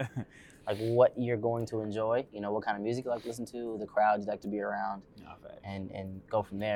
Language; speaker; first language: English; native; English